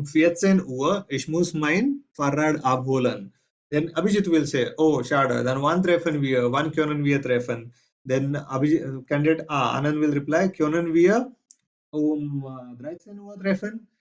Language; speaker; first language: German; non-native, fluent; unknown